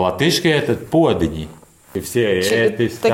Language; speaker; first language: Russian; non-native, local second language; Latvian